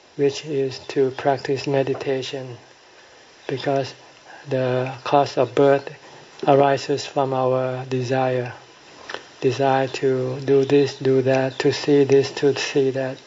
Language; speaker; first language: English; non-native, fluent; Thai